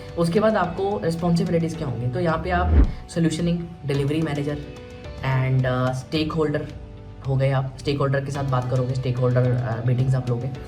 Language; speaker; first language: Hindi; native; Hindi